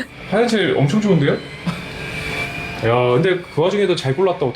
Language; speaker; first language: Korean; native; Korean